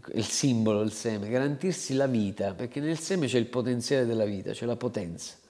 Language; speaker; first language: Italian; native; Italian